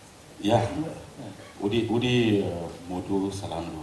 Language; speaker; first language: Korean; non-native, learner; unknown